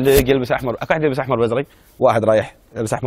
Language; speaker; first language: Arabic; native; Arabic